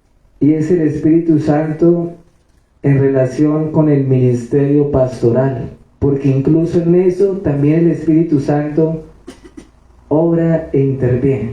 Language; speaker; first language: Spanish; native; Spanish